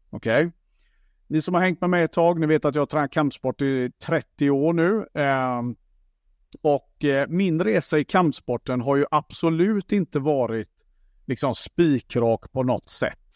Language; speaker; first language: Swedish; native; Swedish